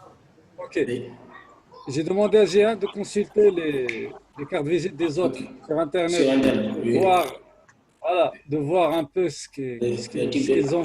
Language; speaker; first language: French; non-native, local second language; Arabic